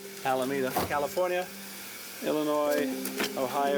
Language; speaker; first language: English; native; English